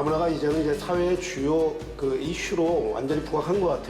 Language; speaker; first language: Korean; native; Korean